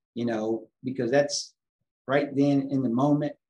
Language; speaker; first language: English; native; English